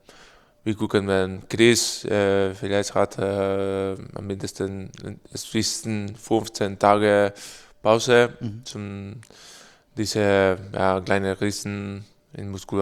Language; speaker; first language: German; non-native, learner; Spanish